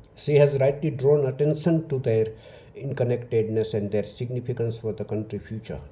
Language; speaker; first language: English; non-native, local second language; Hindi